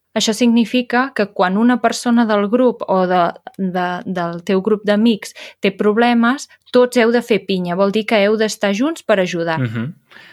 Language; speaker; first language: Catalan; native; Catalan